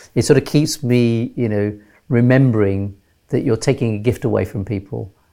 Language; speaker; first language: English; native; English